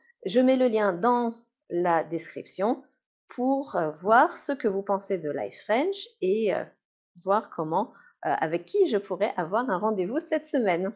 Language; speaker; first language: French; native; French